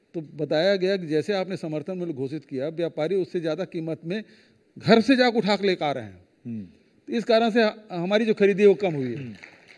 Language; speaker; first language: Hindi; native; Hindi